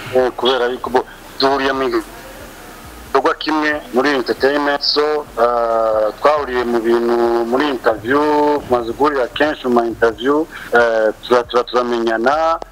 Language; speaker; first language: Rundi; native; Rundi